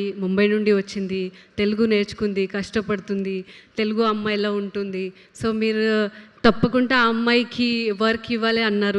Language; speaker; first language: Telugu; non-native, local second language; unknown